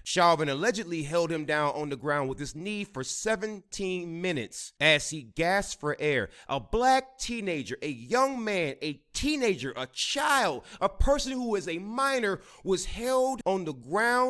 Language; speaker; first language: English; native; English